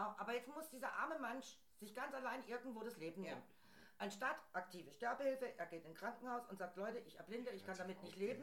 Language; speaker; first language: German; native; German